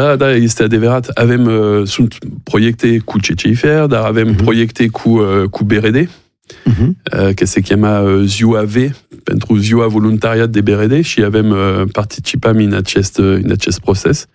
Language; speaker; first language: Romanian; non-native, learner; French